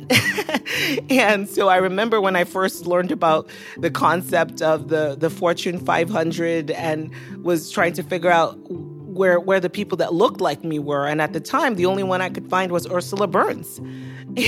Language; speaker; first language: English; non-native, local second language; Yoruba